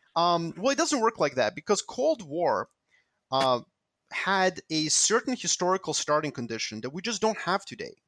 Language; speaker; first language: English; non-native, fluent; Serbian